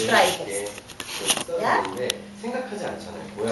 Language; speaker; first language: German; non-native, fluent; Korean